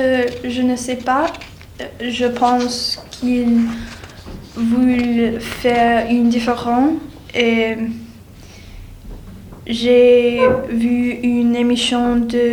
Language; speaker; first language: French; non-native, learner; English